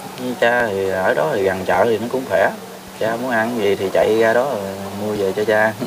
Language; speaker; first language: Vietnamese; native; Vietnamese